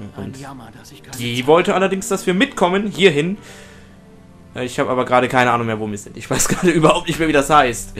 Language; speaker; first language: German; native; German